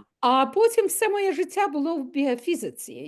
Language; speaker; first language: Ukrainian; non-native, local second language; Russian